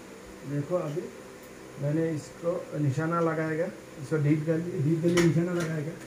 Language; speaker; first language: Hindi; non-native, fluent; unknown